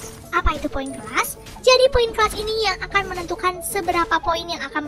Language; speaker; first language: Indonesian; native; Indonesian